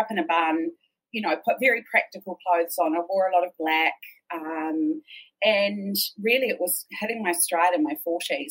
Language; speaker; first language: English; native; English